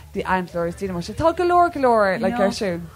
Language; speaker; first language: Irish; non-native, local second language; English